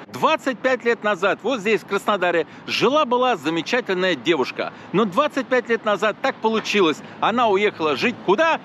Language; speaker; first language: Russian; native; Russian